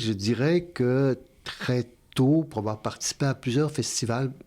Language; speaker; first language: French; native; French